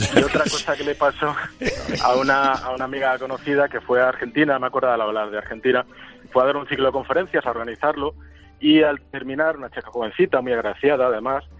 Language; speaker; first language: Spanish; native; Spanish